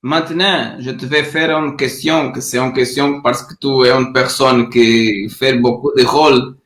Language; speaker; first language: French; non-native, learner; Portuguese